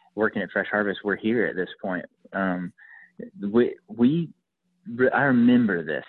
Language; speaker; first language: English; native; English